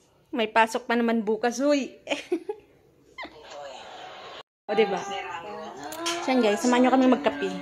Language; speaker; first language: Filipino; native; Filipino